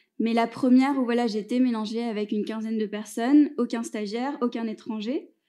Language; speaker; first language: French; native; French